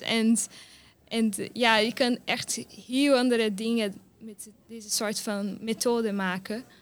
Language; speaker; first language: Dutch; non-native, learner; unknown